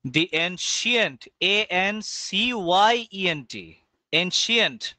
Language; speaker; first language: English; non-native, fluent; Bangla